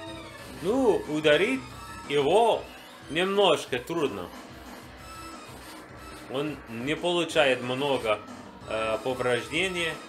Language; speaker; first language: Russian; non-native, learner; English